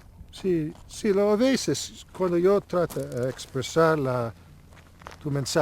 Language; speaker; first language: Spanish; non-native, learner; English